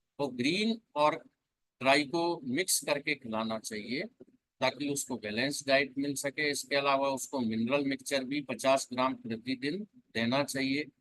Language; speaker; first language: Hindi; native; Hindi